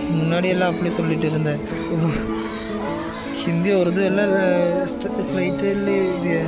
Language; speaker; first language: Tamil; non-native, learner; Malayalam